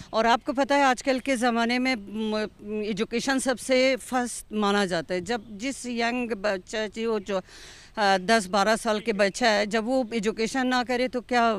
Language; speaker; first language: Hindi; non-native, fluent; Persian